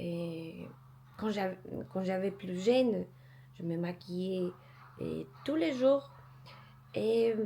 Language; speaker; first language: French; non-native, learner; Polish